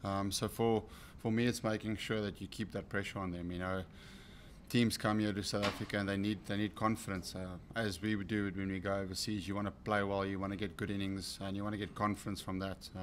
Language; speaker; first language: English; non-native, local second language; Afrikaans